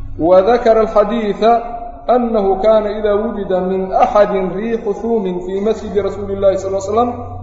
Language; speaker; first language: Arabic; non-native, local second language; Somali